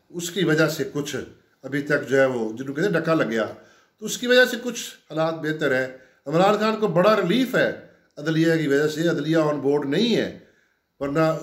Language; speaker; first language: Urdu; non-native, local second language; Punjabi